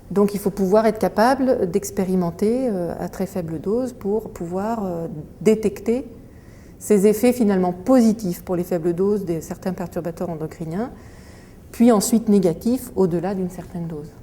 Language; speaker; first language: French; native; French